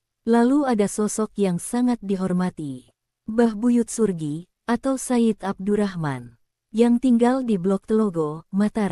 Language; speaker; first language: Indonesian; native; Indonesian